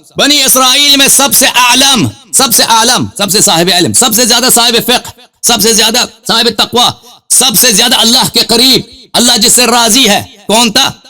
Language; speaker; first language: Urdu; non-native, fluent; Persian